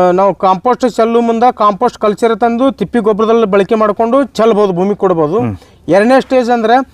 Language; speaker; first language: Kannada; non-native, local second language; Marathi